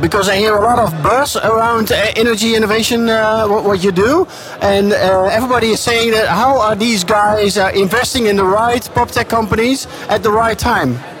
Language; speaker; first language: English; non-native, fluent; Dutch